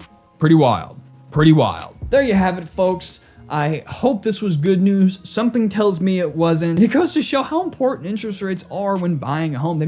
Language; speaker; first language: English; native; English